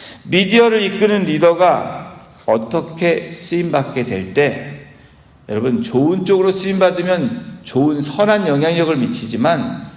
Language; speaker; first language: Korean; native; Korean